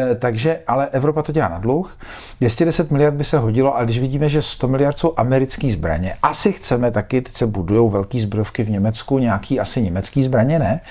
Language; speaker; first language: Czech; native; Czech